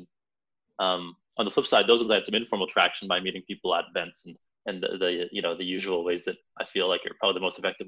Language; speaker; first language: English; native; English